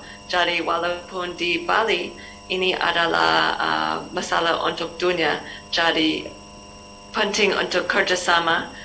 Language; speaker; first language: Indonesian; non-native, learner; English